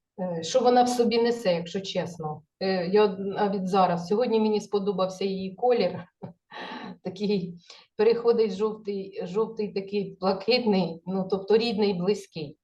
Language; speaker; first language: Ukrainian; native; Ukrainian